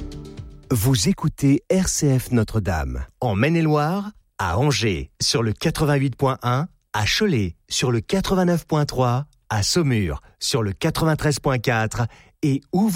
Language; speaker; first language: French; native; French